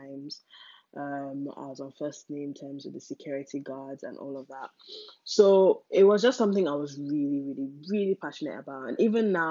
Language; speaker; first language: English; non-native, local second language; Yoruba